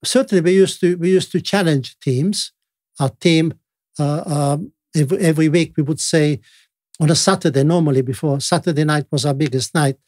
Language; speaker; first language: English; non-native, fluent; Italian